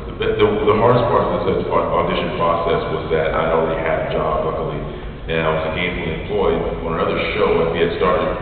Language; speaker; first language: English; native; English